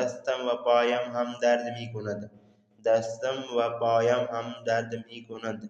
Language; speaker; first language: Persian; non-native, local second language; Urdu